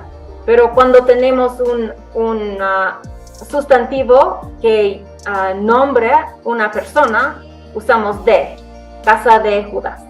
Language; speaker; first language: Spanish; non-native, fluent; English